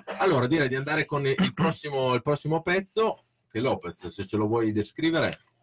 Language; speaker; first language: Italian; native; Italian